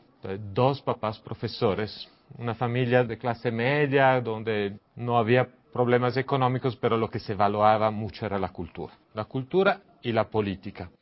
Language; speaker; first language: Spanish; non-native, fluent; Italian